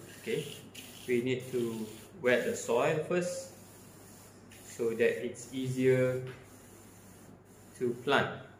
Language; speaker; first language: English; non-native, local second language; Malay